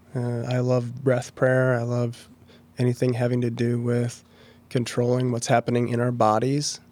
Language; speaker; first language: English; native; English